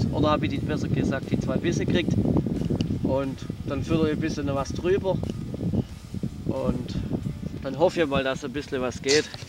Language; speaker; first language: German; native; German